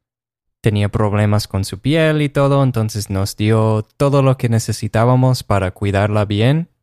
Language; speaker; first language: Spanish; non-native, fluent; English